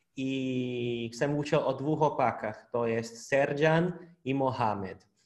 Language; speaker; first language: Polish; non-native, fluent; Portuguese